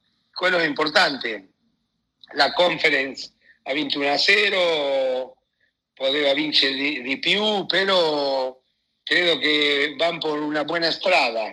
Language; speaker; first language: Italian; non-native, fluent; Spanish